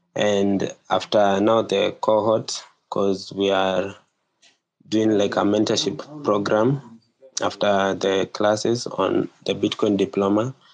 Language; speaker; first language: English; non-native, local second language; Kikuyu